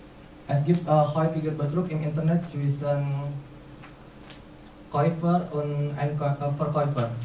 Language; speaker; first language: German; non-native, learner; Indonesian